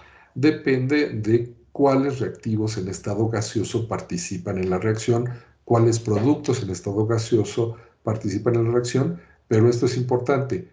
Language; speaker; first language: Spanish; native; Spanish